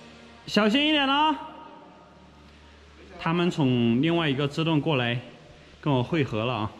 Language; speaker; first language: Chinese; native; Chinese